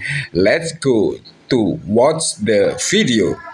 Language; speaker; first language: English; non-native, learner; Indonesian